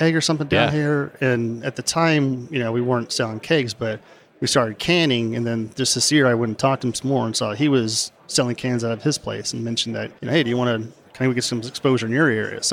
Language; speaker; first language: English; native; English